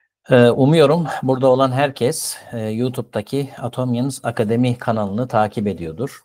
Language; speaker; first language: Turkish; native; Turkish